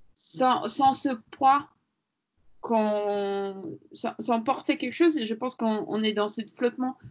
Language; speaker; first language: French; non-native, fluent; Latvian